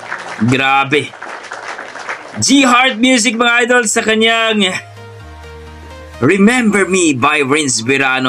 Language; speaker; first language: Filipino; native; Filipino